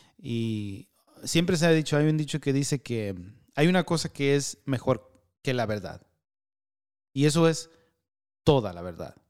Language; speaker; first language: Spanish; early bilingual, heritage; Spanish